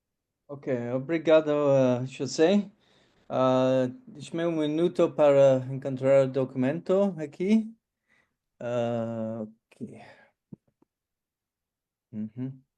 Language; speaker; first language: Portuguese; non-native, fluent; English